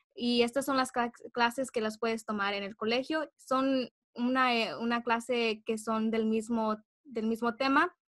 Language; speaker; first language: Spanish; early bilingual, heritage; Spanish